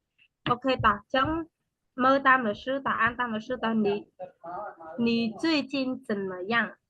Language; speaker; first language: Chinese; non-native, fluent; Khmer